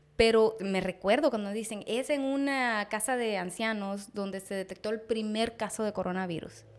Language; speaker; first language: Spanish; native; Spanish